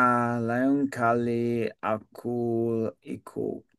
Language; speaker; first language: Indonesian; non-native, learner; English